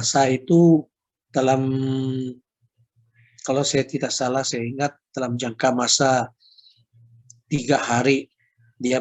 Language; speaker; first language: Indonesian; non-native, local second language; Chinese